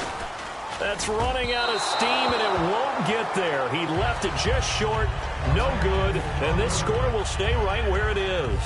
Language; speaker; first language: English; native; English